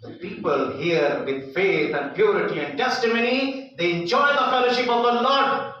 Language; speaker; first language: English; non-native, local second language; Hindi